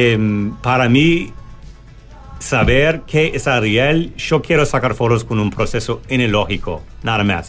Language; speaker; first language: Spanish; non-native, learner; English